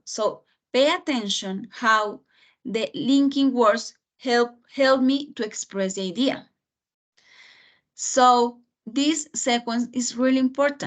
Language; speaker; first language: English; non-native, fluent; Spanish